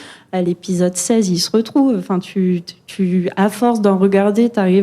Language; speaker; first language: French; native; French